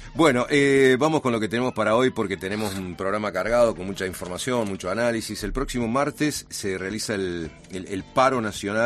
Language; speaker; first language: Spanish; native; Spanish